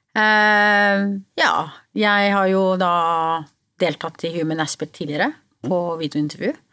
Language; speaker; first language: Norwegian; early bilingual, other home language; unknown